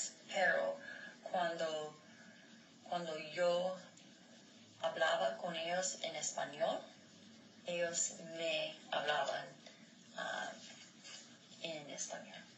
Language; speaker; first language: Spanish; non-native, learner; English